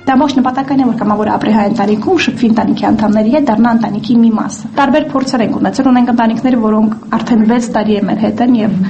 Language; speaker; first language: Armenian; native; Armenian